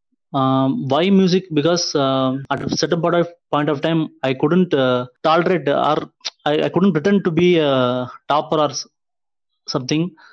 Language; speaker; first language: English; non-native, local second language; Tamil